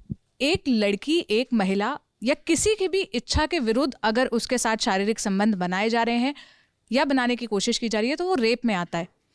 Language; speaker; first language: Hindi; native; Hindi